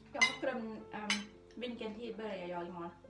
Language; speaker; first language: Swedish; non-native, learner; Thai